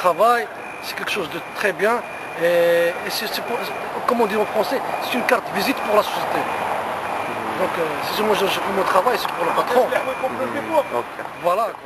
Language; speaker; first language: French; non-native, fluent; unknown